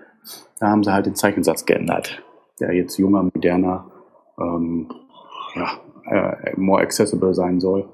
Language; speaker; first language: German; native; German